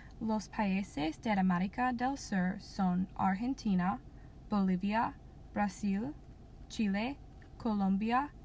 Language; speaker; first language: Spanish; non-native, learner; English